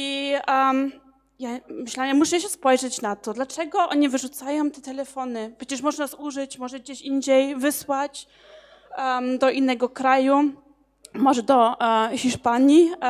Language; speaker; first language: Polish; early bilingual, heritage; German